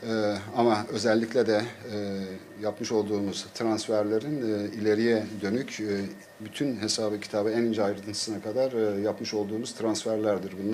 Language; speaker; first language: Turkish; native; Turkish